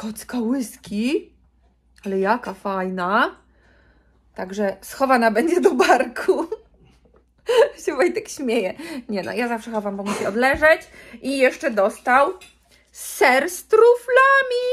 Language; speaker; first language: Polish; native; Polish